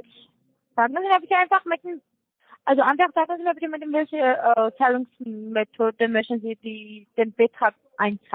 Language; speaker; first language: German; non-native, learner; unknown